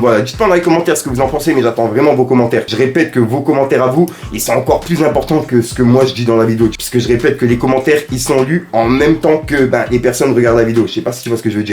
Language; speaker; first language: French; native; French